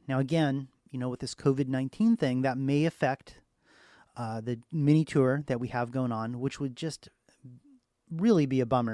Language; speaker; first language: English; native; English